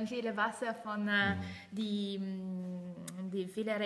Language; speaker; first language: German; non-native, learner; Italian